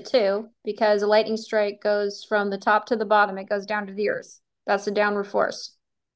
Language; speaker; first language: English; native; English